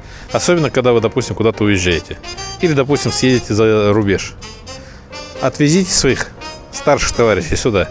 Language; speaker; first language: Russian; native; Russian